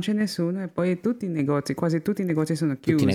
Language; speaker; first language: Italian; non-native, fluent; Filipino